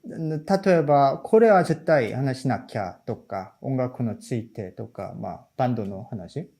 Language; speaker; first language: Japanese; non-native, fluent; Korean